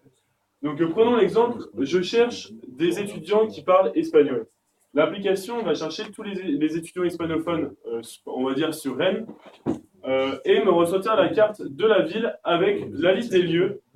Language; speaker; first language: French; native; French